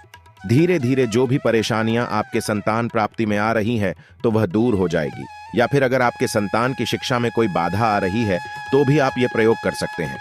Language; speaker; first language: Hindi; native; Hindi